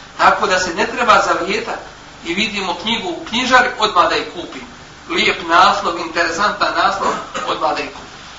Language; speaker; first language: Bosnian; native; Bosnian